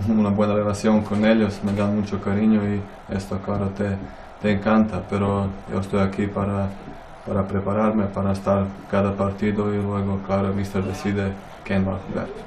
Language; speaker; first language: Spanish; non-native, fluent; Croatian